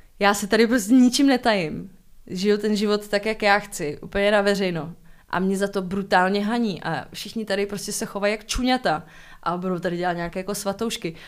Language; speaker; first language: Czech; native; Czech